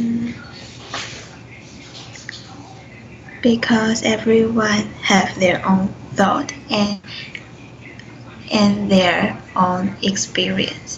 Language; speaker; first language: English; non-native, learner; Chinese